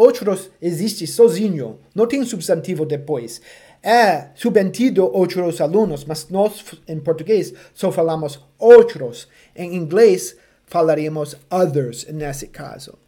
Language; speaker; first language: Portuguese; non-native, fluent; English